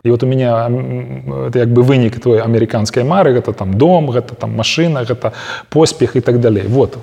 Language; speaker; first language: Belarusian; non-native, local second language; Polish